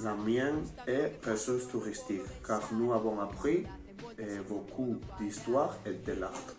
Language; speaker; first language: French; non-native, learner; Spanish